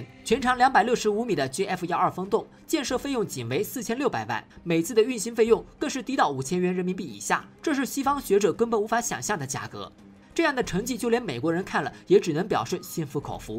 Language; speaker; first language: Chinese; native; Chinese